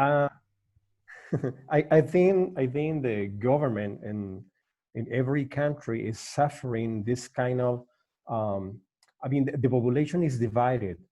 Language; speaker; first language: English; non-native, learner; Spanish